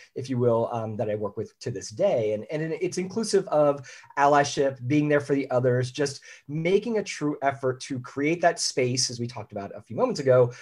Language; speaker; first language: English; native; English